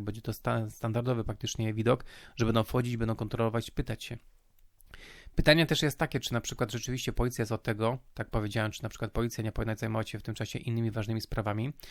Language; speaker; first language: Polish; native; Polish